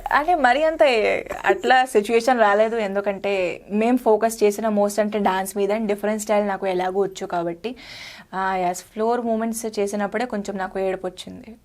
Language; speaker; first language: Telugu; non-native, fluent; Hindi